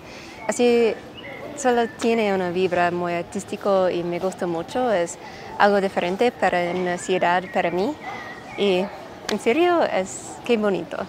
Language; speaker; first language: Spanish; non-native, learner; English